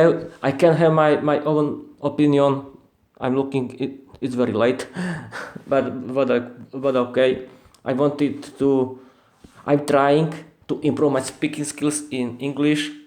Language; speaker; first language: English; non-native, learner; Slovak